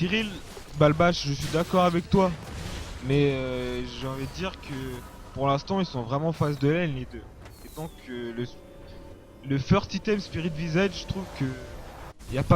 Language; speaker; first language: French; native; French